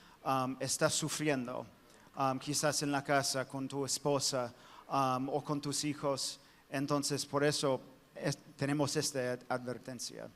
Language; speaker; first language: Spanish; non-native, fluent; English